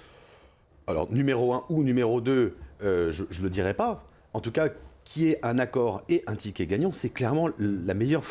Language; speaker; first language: French; native; French